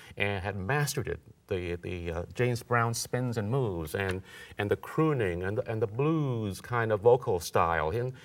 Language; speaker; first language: English; native; English